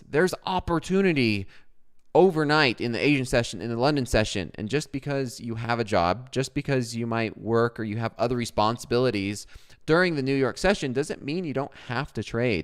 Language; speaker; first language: English; native; English